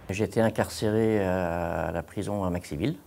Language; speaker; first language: French; native; French